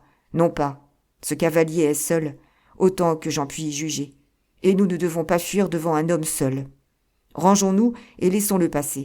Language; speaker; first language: French; native; French